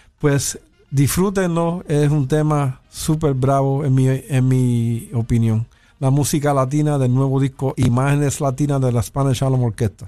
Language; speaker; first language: Spanish; early bilingual, heritage; Spanish